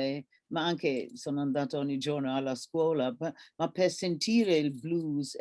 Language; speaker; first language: Italian; non-native, learner; English